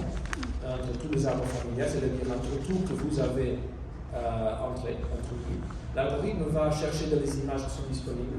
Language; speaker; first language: French; non-native, fluent; Portuguese